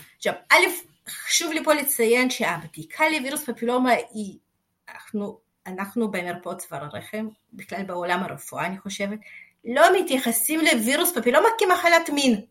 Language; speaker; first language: Hebrew; non-native, fluent; Russian